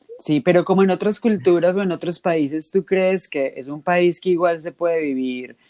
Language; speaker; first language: Spanish; native; Spanish